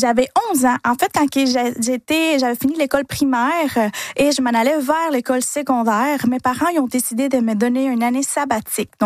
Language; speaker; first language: French; non-native, fluent; Spanish